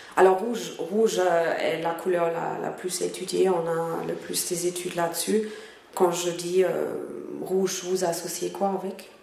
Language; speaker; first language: French; non-native, fluent; German